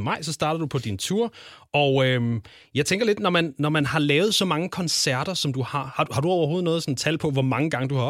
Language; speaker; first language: Danish; native; Danish